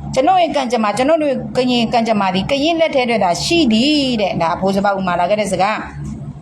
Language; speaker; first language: Burmese; non-native, local second language; S'gaw Karen